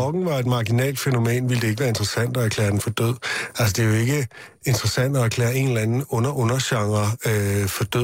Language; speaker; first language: Danish; native; Danish